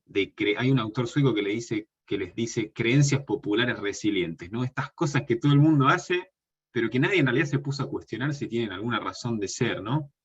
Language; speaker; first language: Spanish; native; Spanish